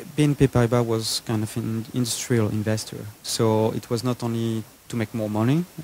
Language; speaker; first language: English; non-native, fluent; French